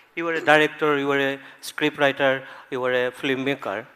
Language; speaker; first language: English; non-native, local second language; Assamese